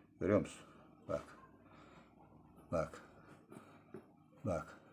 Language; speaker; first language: Turkish; native; Turkish